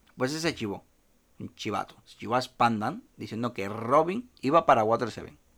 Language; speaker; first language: Spanish; native; Spanish